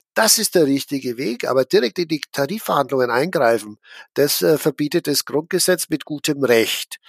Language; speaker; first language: German; native; German